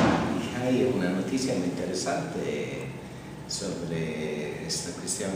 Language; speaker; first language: Spanish; non-native, fluent; Italian